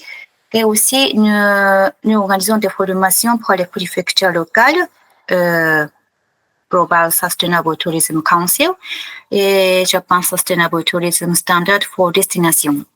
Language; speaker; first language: French; non-native, fluent; Japanese